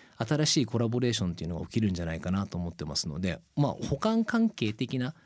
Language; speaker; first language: Japanese; native; Japanese